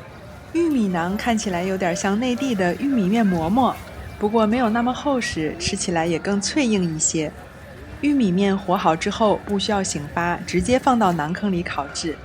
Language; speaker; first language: Chinese; native; Chinese